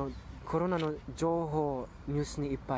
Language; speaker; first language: Japanese; non-native, learner; German